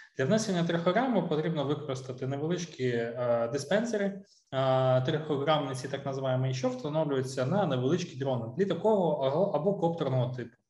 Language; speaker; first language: Ukrainian; non-native, local second language; Russian